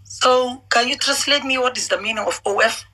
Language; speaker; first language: English; non-native, learner; Somali